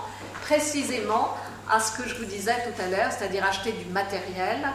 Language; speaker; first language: French; native; French